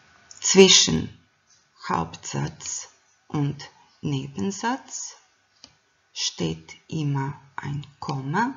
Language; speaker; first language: German; non-native, fluent; Croatian